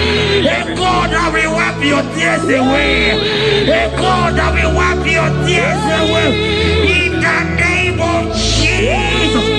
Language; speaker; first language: English; non-native, local second language; Igbo